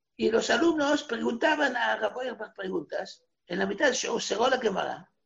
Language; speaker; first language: Spanish; non-native, fluent; Hebrew